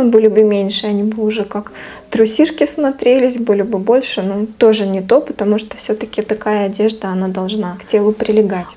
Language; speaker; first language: Russian; native; Russian